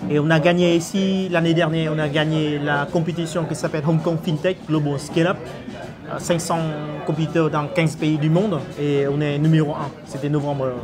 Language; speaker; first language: French; non-native, fluent; Vietnamese